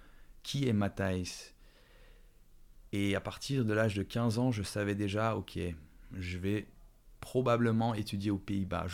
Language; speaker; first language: French; early bilingual, other home language; Dutch